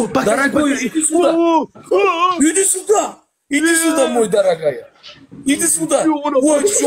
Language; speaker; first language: Russian; non-native, learner; Uzbek